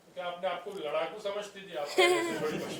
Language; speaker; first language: Hindi; native; Hindi